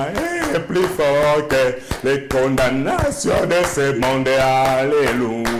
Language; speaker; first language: French; non-native, local second language; Lingala